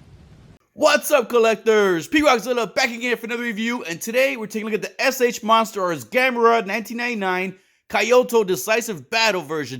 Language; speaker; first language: English; native; English